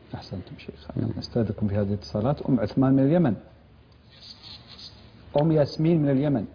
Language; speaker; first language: Arabic; native; Arabic